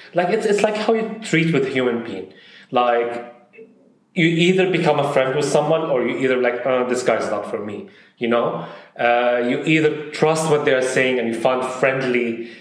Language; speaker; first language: English; non-native, fluent; Arabic